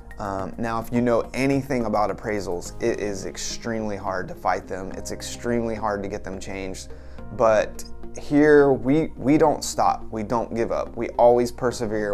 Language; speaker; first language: English; native; English